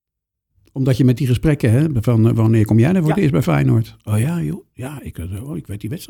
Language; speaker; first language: Dutch; native; Dutch